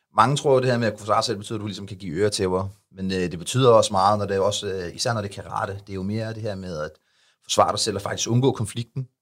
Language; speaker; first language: Danish; early bilingual, other home language; Arabic